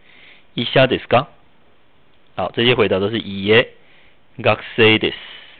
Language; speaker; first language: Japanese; non-native, fluent; Chinese